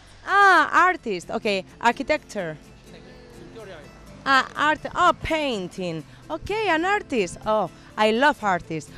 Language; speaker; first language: English; non-native, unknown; Spanish